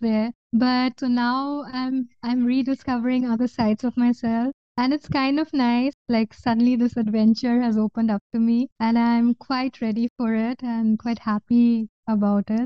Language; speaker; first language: English; non-native, local second language; Bangla